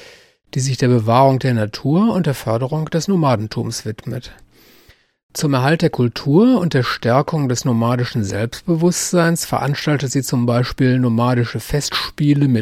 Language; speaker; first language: German; native; German